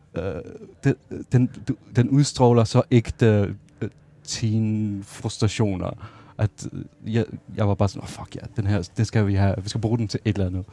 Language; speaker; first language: Danish; non-native, local second language; Faroese